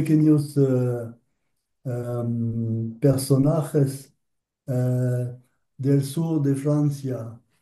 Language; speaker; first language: Spanish; non-native, learner; French